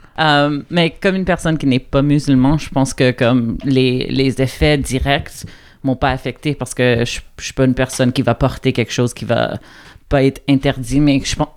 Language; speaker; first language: French; non-native, local second language; English